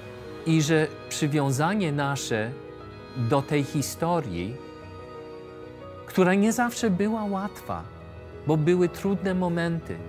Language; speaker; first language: Polish; early bilingual, heritage; English